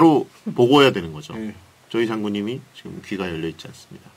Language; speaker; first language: Korean; native; Korean